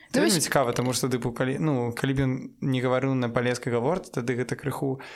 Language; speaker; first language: Belarusian; non-native, local second language; Russian